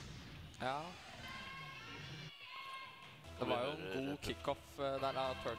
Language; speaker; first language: Norwegian; native; Norwegian